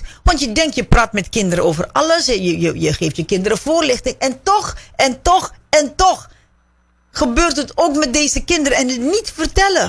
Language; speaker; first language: Dutch; native; Dutch